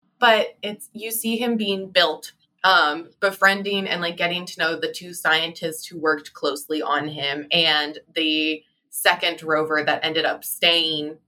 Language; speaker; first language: English; native; English